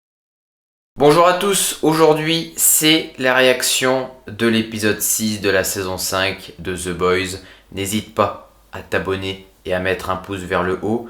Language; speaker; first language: French; native; French